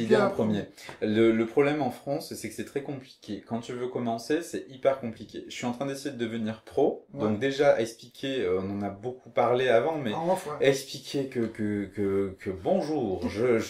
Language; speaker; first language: French; native; French